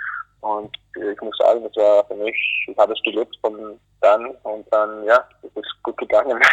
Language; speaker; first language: German; non-native, fluent; English